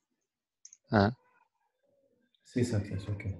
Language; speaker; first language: French; non-native, learner; Arabic